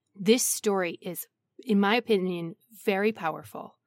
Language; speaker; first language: English; native; English